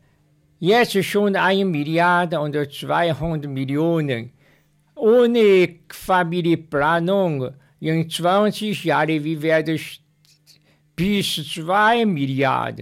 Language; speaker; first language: German; non-native, learner; Chinese